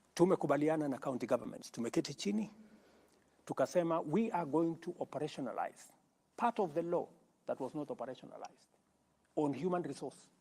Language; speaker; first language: English; non-native, local second language; Kalenjin